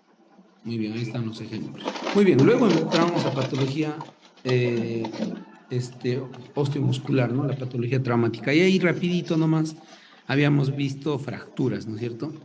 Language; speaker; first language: Spanish; native; Spanish